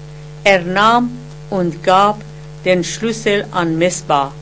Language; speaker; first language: German; non-native, learner; Persian